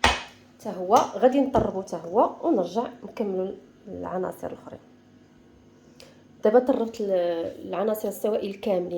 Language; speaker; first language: Arabic; native; Arabic